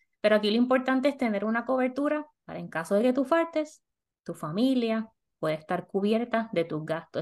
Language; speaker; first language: Spanish; native; Spanish